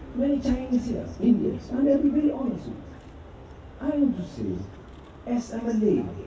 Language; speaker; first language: English; non-native, local second language; Malay